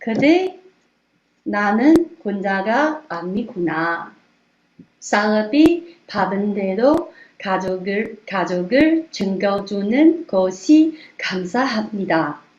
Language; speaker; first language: Korean; non-native, learner; Chinese